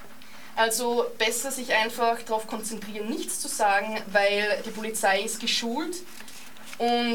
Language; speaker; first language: German; native; German